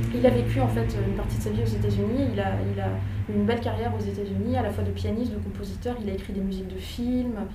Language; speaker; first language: French; native; French